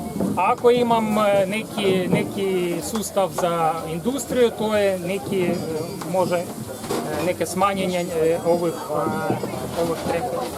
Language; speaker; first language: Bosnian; non-native, learner; Ukrainian